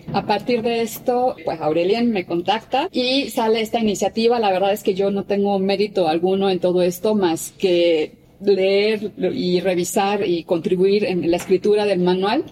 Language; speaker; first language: Spanish; native; Spanish